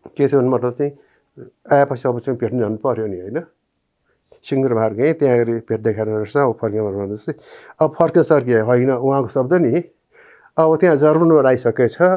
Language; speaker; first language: Nepali; non-native, local second language; Newari